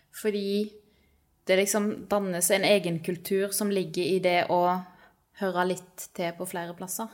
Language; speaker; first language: Norwegian; native; Norwegian